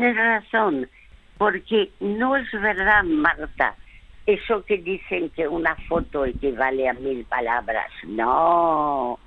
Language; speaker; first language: Spanish; early bilingual, other home language; French